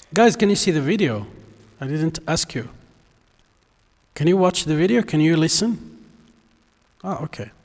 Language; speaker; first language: English; non-native, fluent; Arabic